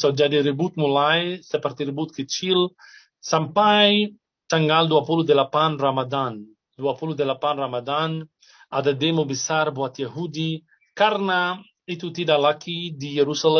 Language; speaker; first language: Indonesian; non-native, fluent; Arabic